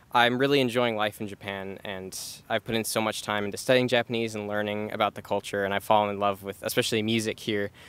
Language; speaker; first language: English; native; English